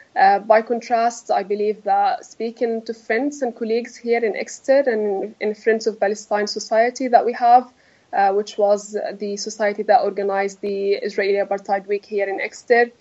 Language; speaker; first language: English; non-native, fluent; Arabic